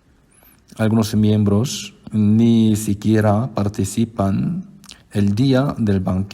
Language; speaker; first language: Spanish; non-native, fluent; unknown